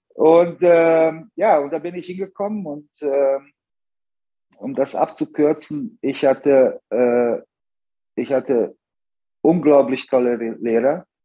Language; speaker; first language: German; early bilingual, other home language; Serbian